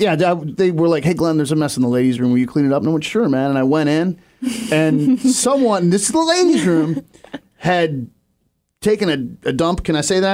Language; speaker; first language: English; native; English